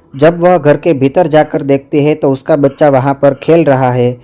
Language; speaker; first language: Hindi; non-native, local second language; Gujarati